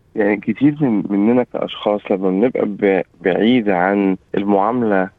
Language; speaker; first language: Arabic; native; Arabic